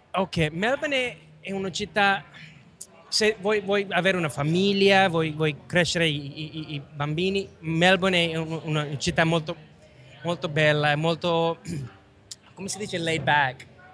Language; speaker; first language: Italian; non-native, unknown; Sinhala